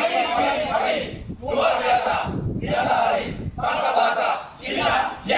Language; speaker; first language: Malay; non-native, learner; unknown